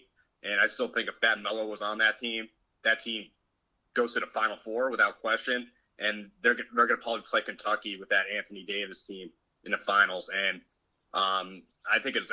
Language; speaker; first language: English; native; English